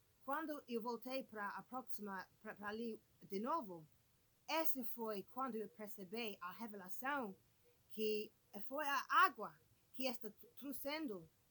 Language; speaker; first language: Portuguese; non-native, learner; English